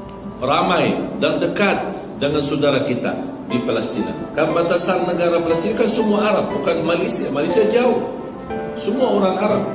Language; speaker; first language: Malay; non-native, fluent; Arabic